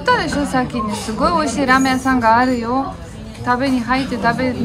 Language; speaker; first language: Japanese; non-native, fluent; Romanian